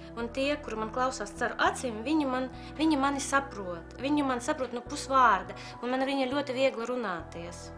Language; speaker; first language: Latvian; early bilingual, other home language; Russian